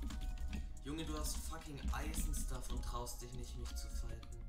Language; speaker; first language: German; native; German